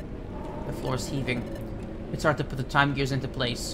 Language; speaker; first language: English; native; English